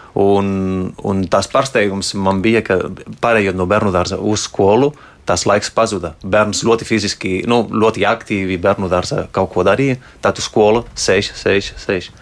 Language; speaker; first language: Latvian; non-native, fluent; Spanish